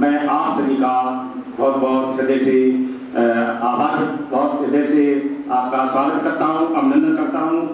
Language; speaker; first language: Hindi; native; Hindi